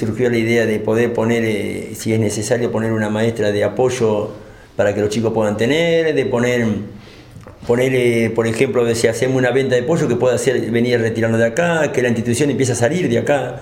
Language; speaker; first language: Spanish; native; Spanish